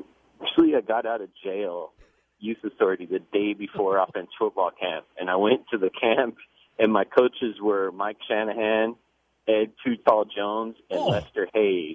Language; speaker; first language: English; native; English